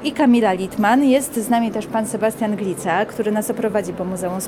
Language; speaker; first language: Polish; native; Polish